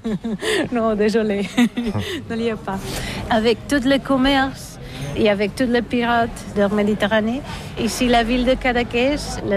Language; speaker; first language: French; non-native, learner; Catalan